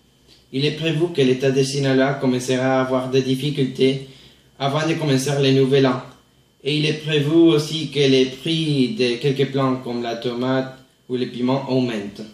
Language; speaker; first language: French; non-native, fluent; Spanish